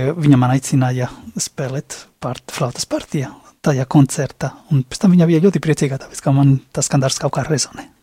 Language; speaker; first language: Latvian; non-native, fluent; Spanish